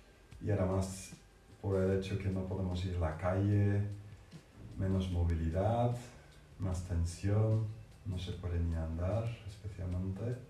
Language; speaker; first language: Spanish; non-native, fluent; English